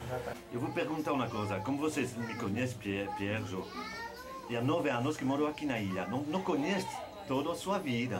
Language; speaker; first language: Portuguese; non-native, learner; French